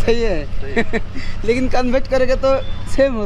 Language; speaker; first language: Hindi; non-native, learner; Bangla